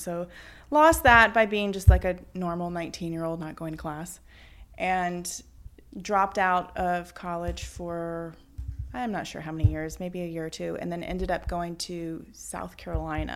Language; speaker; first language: English; native; English